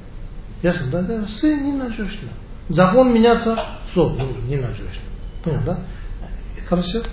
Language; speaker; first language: Russian; non-native, learner; Tibetan